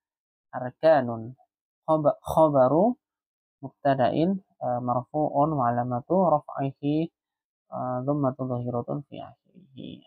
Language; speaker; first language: Arabic; non-native, fluent; Indonesian